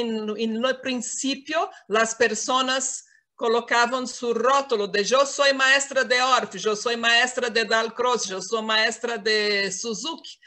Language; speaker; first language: Spanish; non-native, fluent; Portuguese